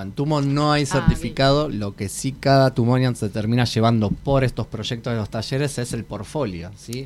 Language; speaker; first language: Spanish; native; Spanish